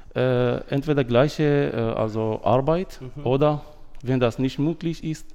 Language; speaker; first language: German; non-native, fluent; Arabic